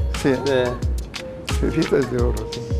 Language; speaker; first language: Spanish; non-native, fluent; French